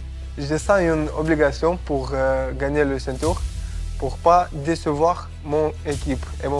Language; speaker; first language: French; non-native, learner; Romanian